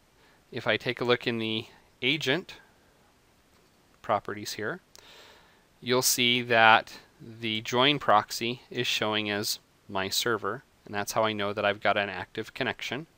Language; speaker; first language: English; native; English